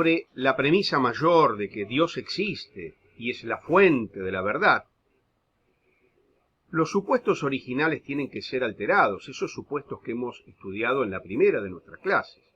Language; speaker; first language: Spanish; native; Spanish